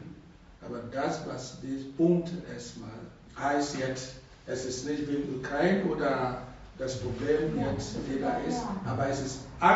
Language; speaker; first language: German; non-native, learner; Russian